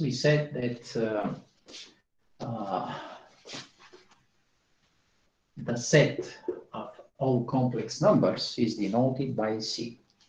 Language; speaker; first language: English; non-native, fluent; Bulgarian